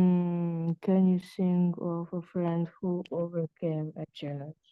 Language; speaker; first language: English; non-native, learner; Russian